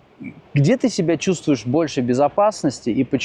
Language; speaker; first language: Russian; native; Russian